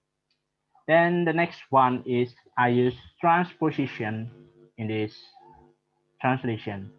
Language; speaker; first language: English; non-native, learner; Indonesian